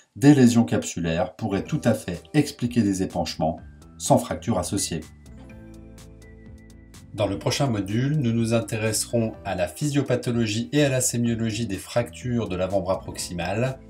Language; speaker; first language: French; native; French